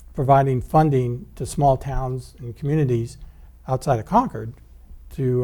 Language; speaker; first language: English; native; English